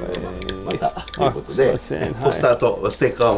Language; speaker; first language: Japanese; native; Japanese